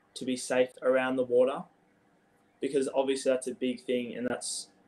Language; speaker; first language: English; native; English